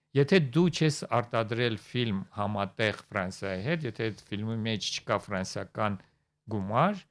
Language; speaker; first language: Armenian; native; Armenian